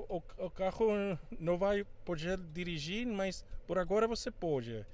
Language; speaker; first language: Portuguese; non-native, fluent; Spanish